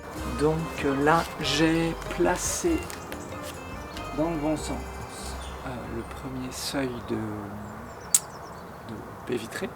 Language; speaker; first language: French; native; French